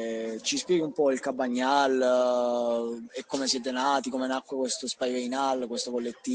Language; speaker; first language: Italian; native; Italian